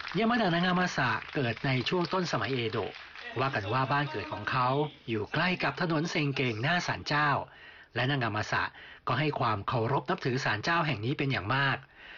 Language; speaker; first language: Thai; native; Thai